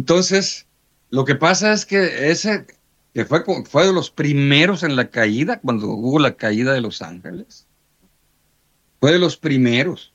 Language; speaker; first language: Spanish; native; Spanish